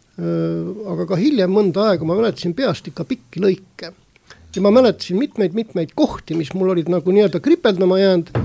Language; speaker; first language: Estonian; native; Estonian